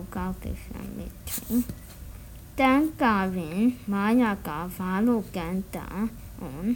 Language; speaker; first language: Finnish; non-native, learner; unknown